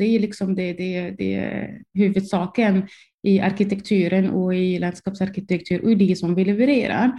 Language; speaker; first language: Swedish; non-native, fluent; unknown